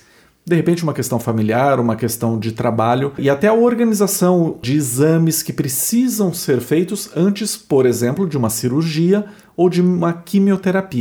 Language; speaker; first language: Portuguese; native; Portuguese